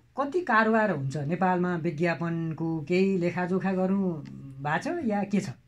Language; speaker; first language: Nepali; native; Nepali